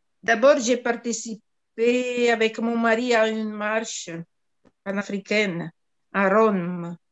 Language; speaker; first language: French; non-native, fluent; Italian